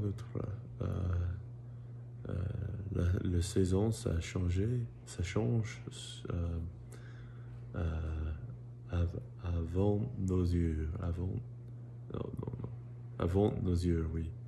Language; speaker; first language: French; non-native, learner; English